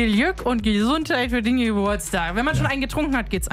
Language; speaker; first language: German; native; German